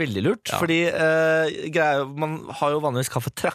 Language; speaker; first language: Norwegian; native; Norwegian